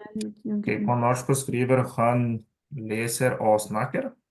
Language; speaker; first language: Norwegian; non-native, learner; Lithuanian